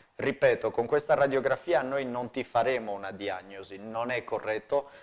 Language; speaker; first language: Italian; native; Italian